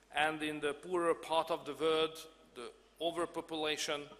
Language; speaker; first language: English; non-native, fluent; Hungarian